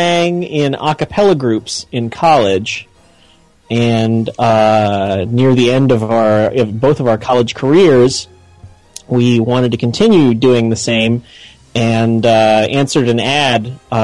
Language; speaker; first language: English; native; English